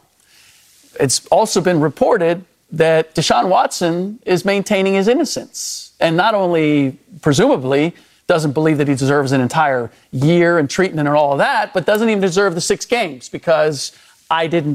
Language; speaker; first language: English; early bilingual, other home language; German